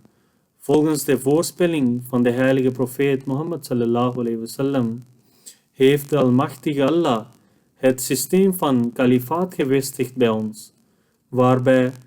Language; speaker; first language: Dutch; non-native, fluent; Urdu